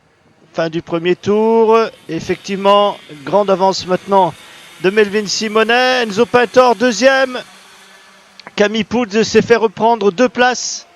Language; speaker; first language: French; native; French